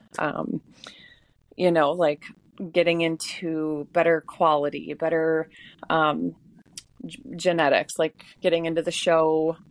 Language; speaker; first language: English; native; English